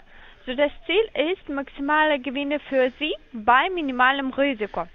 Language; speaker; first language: German; non-native, learner; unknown